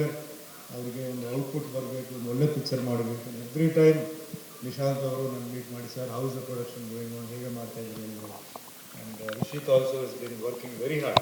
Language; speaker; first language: Kannada; non-native, fluent; Tulu